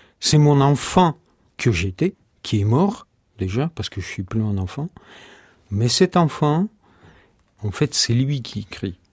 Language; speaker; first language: French; non-native, fluent; Russian